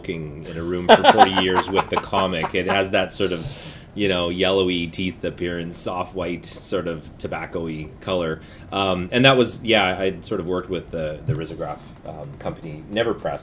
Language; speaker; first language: English; native; English